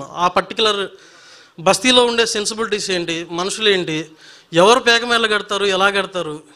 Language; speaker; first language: Telugu; native; Telugu